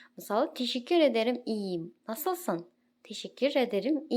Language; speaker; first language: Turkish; non-native, fluent; Kazakh